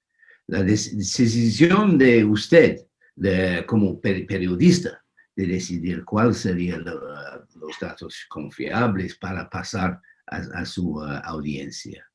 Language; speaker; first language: Spanish; non-native, fluent; English